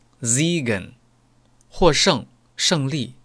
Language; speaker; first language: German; non-native, fluent; Chinese